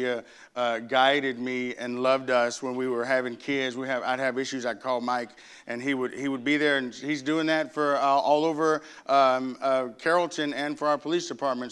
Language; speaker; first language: English; native; English